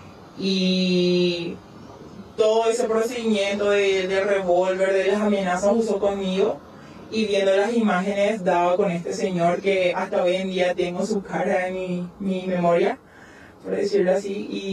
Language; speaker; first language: Spanish; native; Spanish